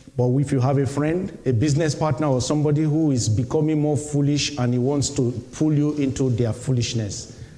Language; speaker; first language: English; non-native, local second language; Yoruba